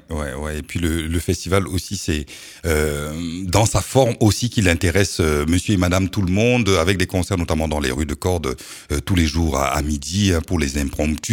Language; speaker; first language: French; native; French